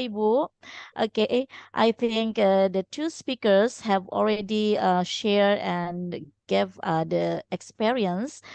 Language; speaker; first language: English; non-native, fluent; Indonesian